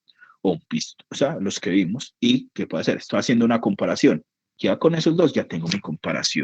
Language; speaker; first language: Spanish; native; Spanish